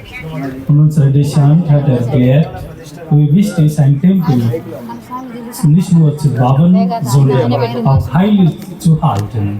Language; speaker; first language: German; non-native, fluent; Telugu